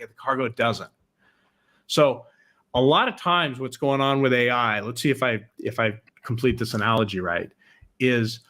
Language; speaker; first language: English; native; English